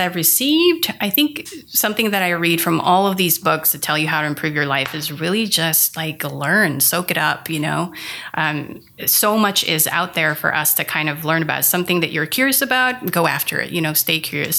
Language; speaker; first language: English; non-native, local second language; Filipino